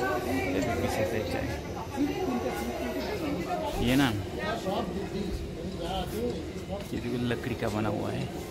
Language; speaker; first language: Hindi; non-native, local second language; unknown